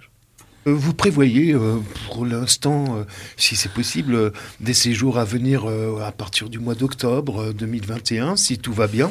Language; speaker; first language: French; native; French